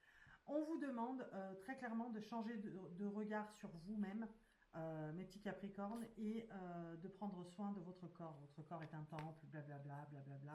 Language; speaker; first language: French; native; French